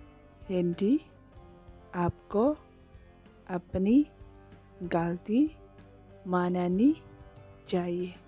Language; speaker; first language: Hindi; non-native, local second language; Khasi